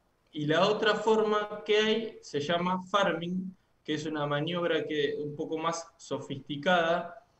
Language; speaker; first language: Spanish; native; Spanish